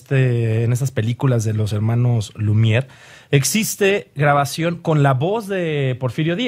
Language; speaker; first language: Spanish; native; Spanish